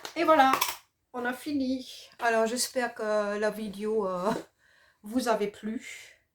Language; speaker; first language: French; non-native, fluent; German